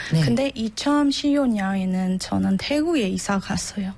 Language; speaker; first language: Korean; non-native, learner; Burmese